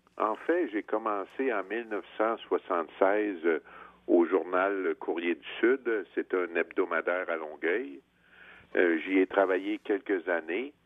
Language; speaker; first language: French; native; French